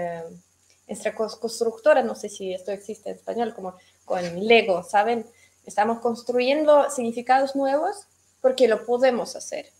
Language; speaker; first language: Spanish; non-native, fluent; Russian